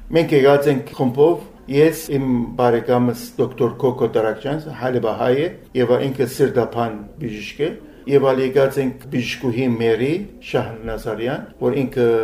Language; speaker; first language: Armenian; early bilingual, heritage; Armenian